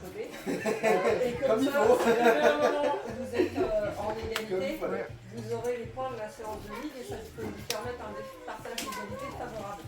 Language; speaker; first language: French; native; French